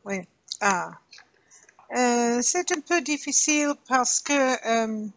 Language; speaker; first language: French; non-native, learner; English